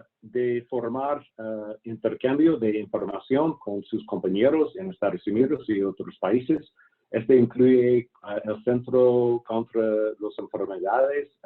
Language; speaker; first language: Spanish; non-native, fluent; English